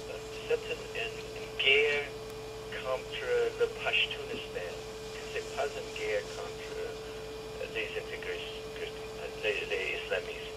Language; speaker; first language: French; non-native, learner; English